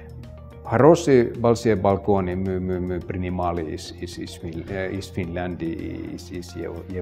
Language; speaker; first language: Russian; non-native, fluent; Finnish